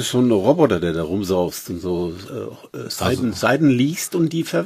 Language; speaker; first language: German; native; German